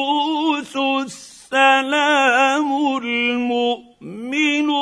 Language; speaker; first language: Arabic; native; Arabic